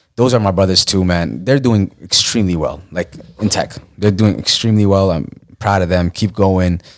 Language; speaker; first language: English; native; English